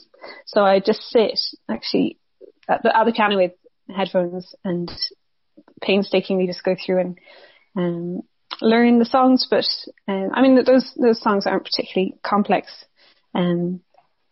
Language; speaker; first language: English; native; English